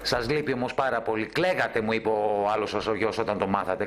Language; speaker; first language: Greek; native; Greek